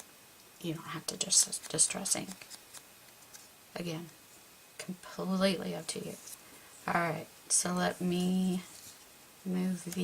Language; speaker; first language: English; native; English